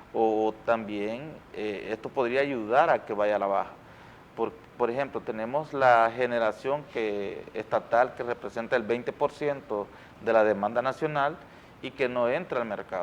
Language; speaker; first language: Spanish; native; Spanish